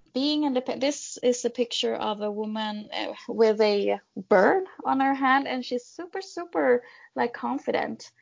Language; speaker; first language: English; non-native, fluent; Swedish